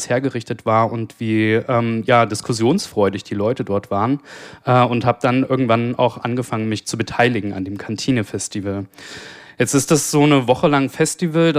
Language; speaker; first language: German; native; German